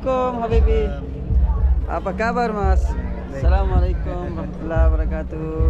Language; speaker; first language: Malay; non-native, learner; Urdu